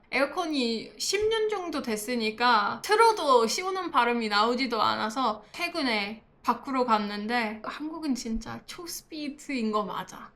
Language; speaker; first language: Korean; non-native, fluent; English